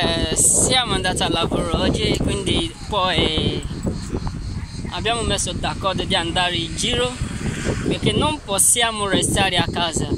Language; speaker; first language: Italian; non-native, learner; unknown